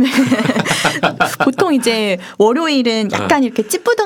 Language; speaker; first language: Korean; native; Korean